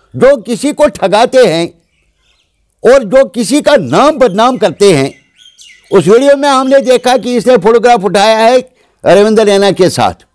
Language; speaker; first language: Hindi; non-native, local second language; Kashmiri